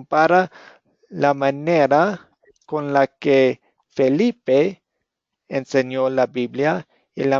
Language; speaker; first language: Spanish; non-native, fluent; English